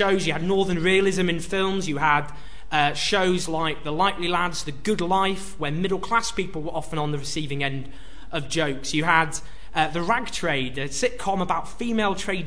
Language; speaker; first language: English; native; English